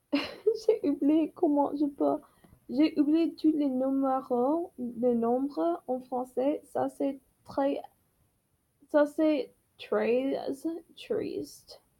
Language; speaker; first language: French; non-native, learner; English